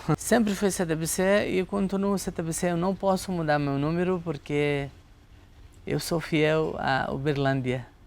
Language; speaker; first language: Portuguese; non-native, fluent; Arabic